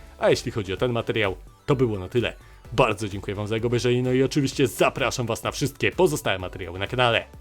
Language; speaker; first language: Polish; native; Polish